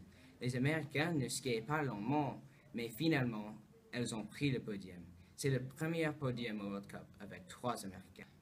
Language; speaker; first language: French; non-native, learner; English